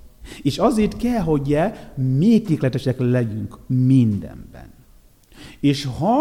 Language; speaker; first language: Hungarian; non-native, fluent; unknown